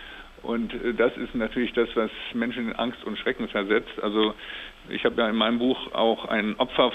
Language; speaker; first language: German; native; German